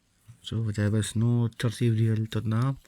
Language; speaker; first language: Arabic; native; Arabic